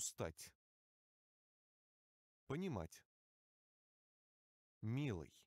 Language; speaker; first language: Russian; non-native, learner; English